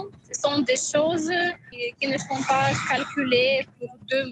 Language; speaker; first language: French; non-native, fluent; Russian